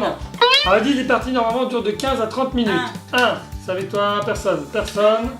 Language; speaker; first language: French; native; French